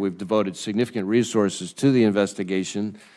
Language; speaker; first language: English; native; English